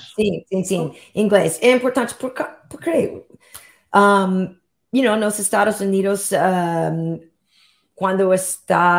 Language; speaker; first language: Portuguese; non-native, learner; English